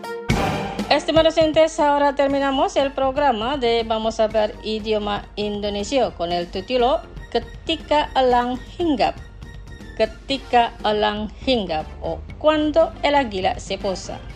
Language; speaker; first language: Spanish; non-native, fluent; Indonesian